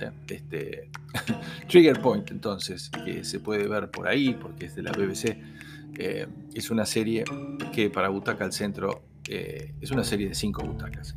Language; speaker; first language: Spanish; native; Spanish